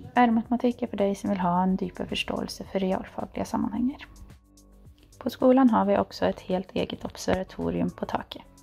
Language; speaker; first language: Norwegian; native; Norwegian